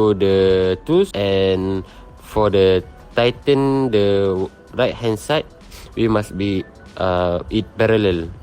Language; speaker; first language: English; non-native, local second language; Malay